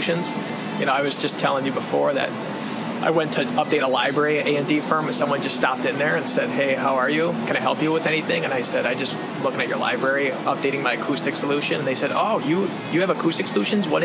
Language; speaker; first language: English; native; English